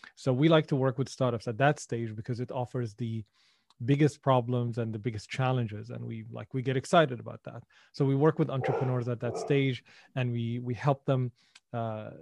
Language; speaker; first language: English; non-native, fluent; Arabic